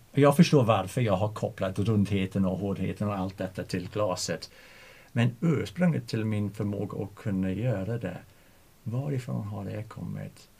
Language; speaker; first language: Swedish; non-native, fluent; English